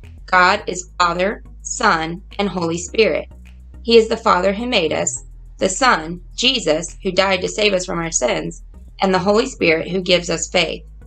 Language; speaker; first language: English; native; English